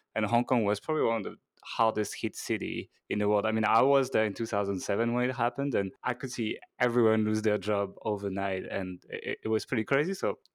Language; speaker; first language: English; non-native, fluent; French